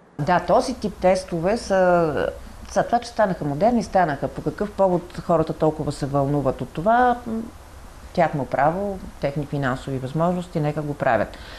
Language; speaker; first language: Bulgarian; native; Bulgarian